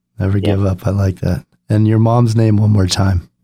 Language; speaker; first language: English; native; English